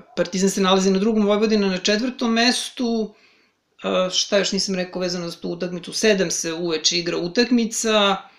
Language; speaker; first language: Serbian; native; Serbian